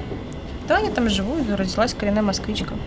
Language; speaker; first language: Russian; native; Russian